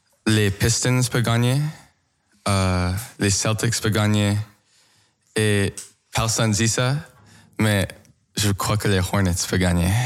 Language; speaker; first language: French; non-native, local second language; English